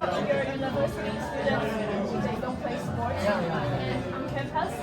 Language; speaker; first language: English; non-native, fluent; Chinese